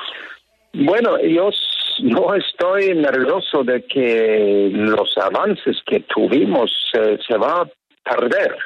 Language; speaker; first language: Spanish; non-native, fluent; Norwegian